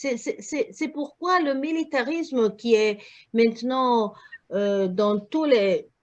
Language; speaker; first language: French; non-native, learner; Croatian